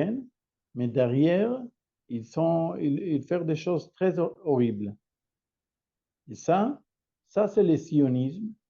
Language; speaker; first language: French; non-native, learner; Hebrew